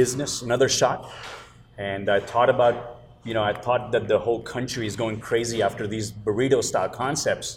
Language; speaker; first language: English; non-native, local second language; Gujarati